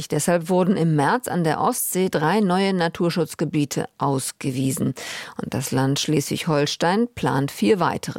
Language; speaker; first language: German; native; German